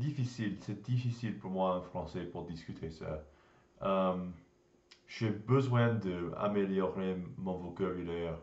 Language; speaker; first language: French; non-native, learner; English